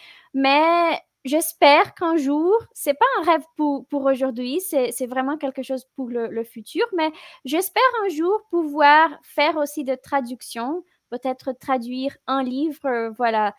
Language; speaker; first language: French; non-native, fluent; Portuguese